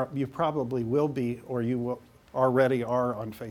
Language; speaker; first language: English; native; English